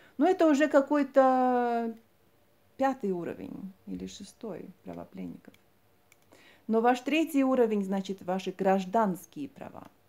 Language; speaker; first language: Russian; non-native, local second language; Latvian